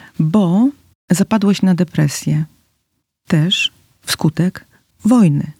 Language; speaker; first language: Polish; native; Polish